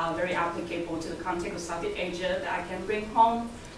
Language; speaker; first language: English; non-native, fluent; Vietnamese